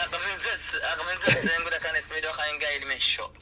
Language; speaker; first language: Arabic; native; Arabic